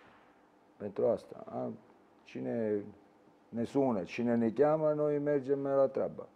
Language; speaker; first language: Romanian; non-native, learner; Italian